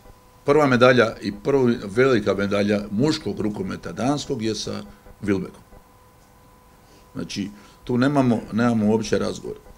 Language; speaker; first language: Croatian; native; Croatian